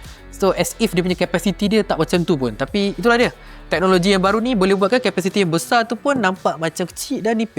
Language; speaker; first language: Malay; native; Malay